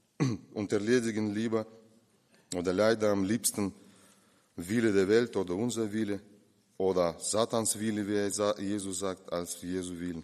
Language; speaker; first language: German; non-native, fluent; Russian